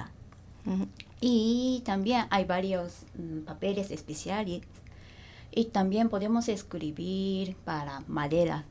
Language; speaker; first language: Spanish; non-native, learner; Japanese